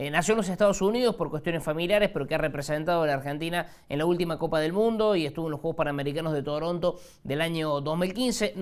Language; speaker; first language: Spanish; native; Spanish